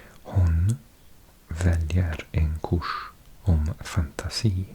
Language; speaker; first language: Swedish; non-native, learner; English